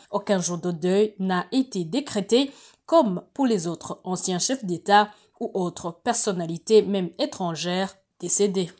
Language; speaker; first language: French; non-native, local second language; Rundi